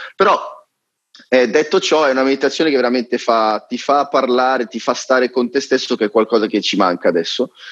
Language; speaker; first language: Italian; native; Italian